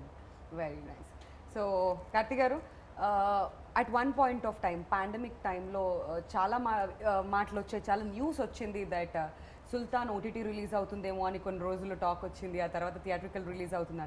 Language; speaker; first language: Telugu; native; Telugu